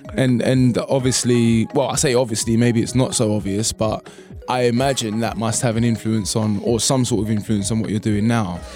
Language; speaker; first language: English; early bilingual, other home language; Akan